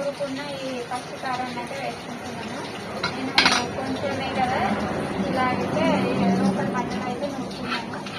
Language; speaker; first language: Telugu; native; Telugu